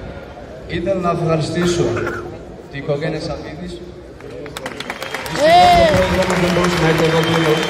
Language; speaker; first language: Greek; non-native, fluent; Portuguese